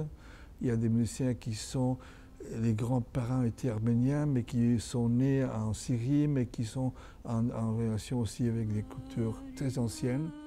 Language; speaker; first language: French; non-native, fluent; Catalan